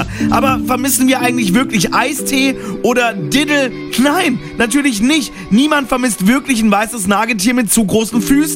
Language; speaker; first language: German; native; German